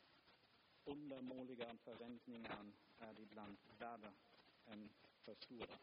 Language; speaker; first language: Swedish; non-native, fluent; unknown